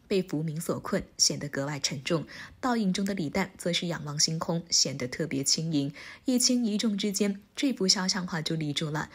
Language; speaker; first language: Chinese; native; Chinese